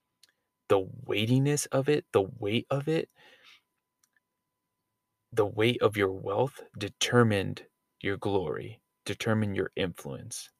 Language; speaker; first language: English; native; English